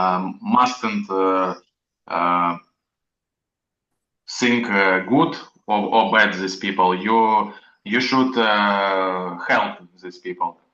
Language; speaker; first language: English; non-native, learner; Russian